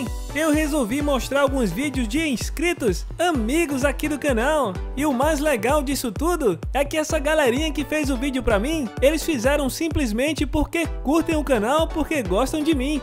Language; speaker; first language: Portuguese; native; Portuguese